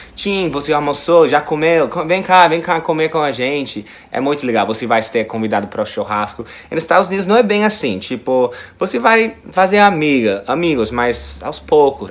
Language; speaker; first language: Portuguese; non-native, fluent; English